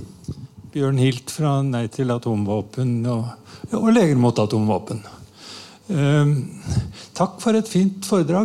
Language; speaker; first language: Norwegian; native; Norwegian